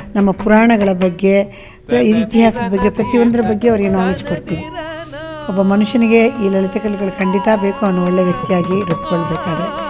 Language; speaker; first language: Kannada; native; Kannada